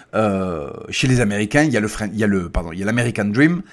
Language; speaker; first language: French; native; French